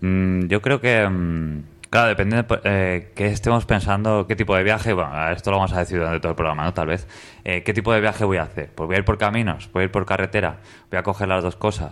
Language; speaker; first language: Spanish; native; Spanish